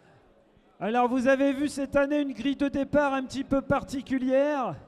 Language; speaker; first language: French; native; French